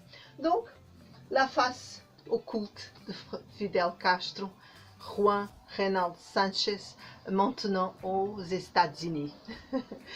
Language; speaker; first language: French; non-native, learner; Portuguese